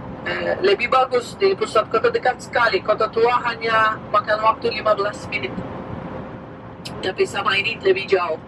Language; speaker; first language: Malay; non-native, fluent; Turkish